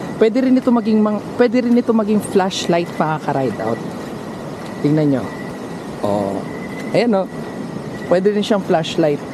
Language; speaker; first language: Filipino; non-native, local second language; Pangasinan